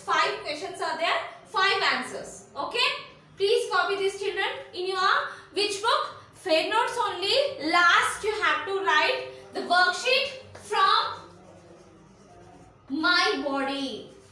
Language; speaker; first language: English; non-native, local second language; Kannada